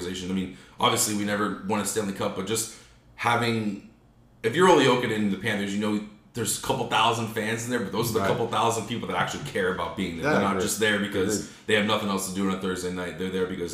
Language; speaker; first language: English; native; English